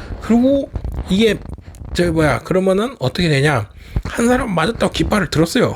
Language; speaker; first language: Korean; native; Korean